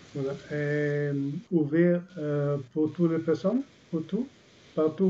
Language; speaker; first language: French; non-native, learner; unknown